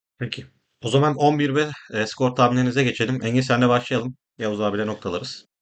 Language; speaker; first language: Turkish; native; Turkish